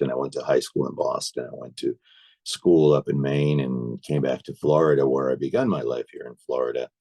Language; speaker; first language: English; native; English